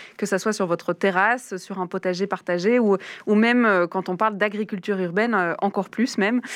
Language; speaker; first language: French; native; French